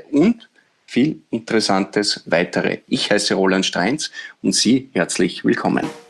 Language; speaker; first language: German; native; German